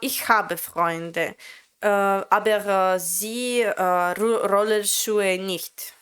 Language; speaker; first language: German; non-native, learner; Latvian